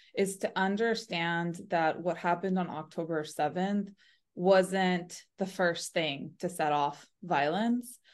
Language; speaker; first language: English; early bilingual, other home language; Urdu